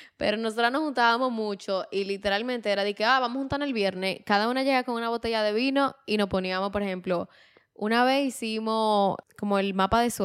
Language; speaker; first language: Spanish; native; Spanish